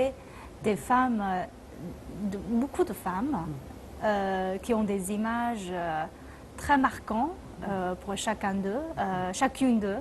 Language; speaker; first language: French; non-native, fluent; Chinese